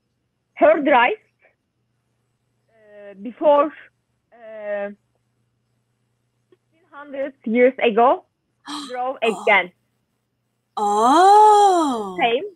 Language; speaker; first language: English; non-native, learner; Turkish